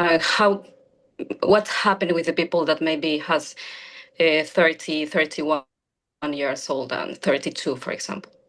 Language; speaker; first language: English; non-native, learner; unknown